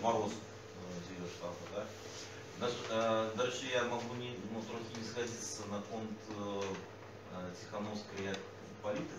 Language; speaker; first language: Polish; non-native, learner; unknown